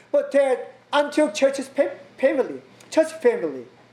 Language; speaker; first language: English; non-native, learner; Korean